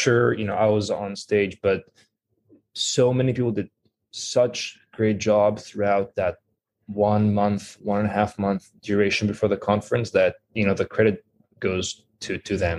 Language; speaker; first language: English; non-native, fluent; Greek